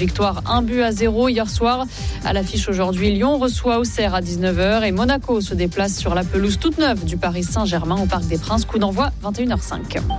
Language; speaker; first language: French; native; French